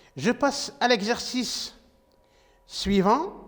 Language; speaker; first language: French; non-native, local second language; Arabic